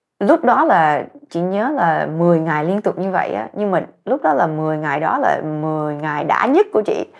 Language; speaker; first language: Vietnamese; early bilingual, heritage; Vietnamese